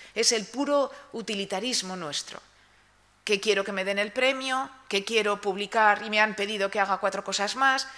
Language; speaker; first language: Spanish; native; Spanish